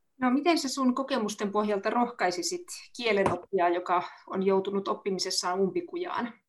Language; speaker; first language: Finnish; native; Finnish